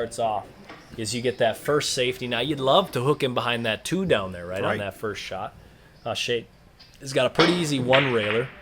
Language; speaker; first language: English; native; English